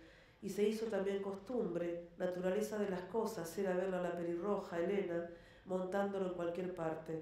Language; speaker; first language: Spanish; native; Spanish